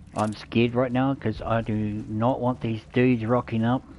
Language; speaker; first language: English; native; English